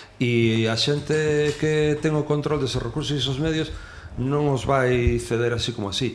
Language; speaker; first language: Galician; non-native, local second language; Spanish